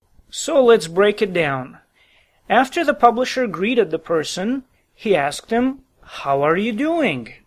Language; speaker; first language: English; native; English